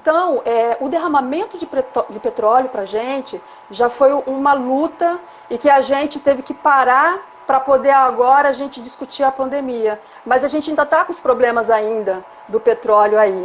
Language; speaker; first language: Portuguese; native; Portuguese